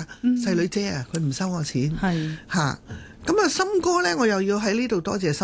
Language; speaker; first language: Cantonese; native; Cantonese